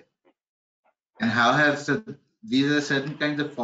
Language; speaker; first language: English; non-native, local second language; Hindi